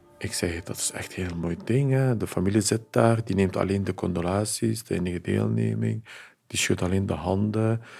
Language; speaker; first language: Dutch; early bilingual, other home language; Turkish